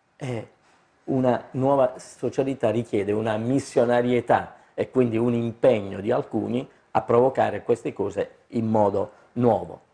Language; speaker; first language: Italian; native; Italian